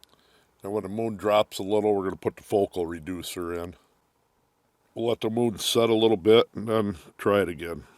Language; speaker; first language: English; native; English